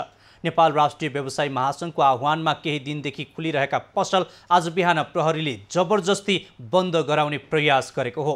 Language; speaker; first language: Nepali; native; Nepali